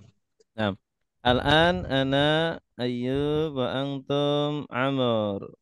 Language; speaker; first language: Arabic; non-native, fluent; Indonesian